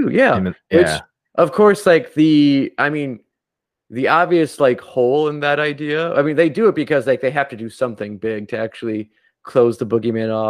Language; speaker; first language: English; native; English